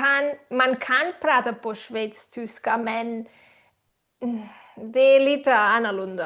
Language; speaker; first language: Swedish; non-native, learner; Spanish